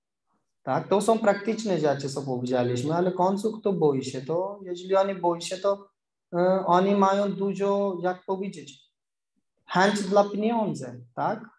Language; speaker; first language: Polish; non-native, learner; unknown